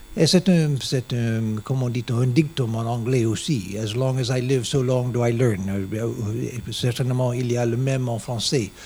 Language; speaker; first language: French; non-native, learner; English